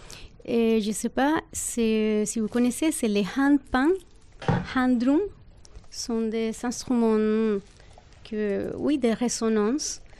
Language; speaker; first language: French; non-native, fluent; Spanish